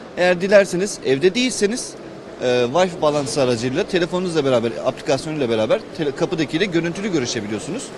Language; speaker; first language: Turkish; native; Turkish